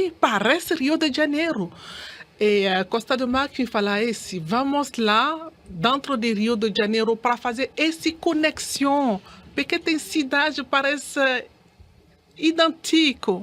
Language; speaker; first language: Portuguese; non-native, learner; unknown